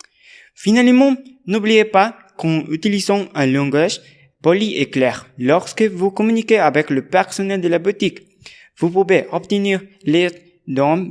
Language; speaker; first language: French; non-native, learner; Spanish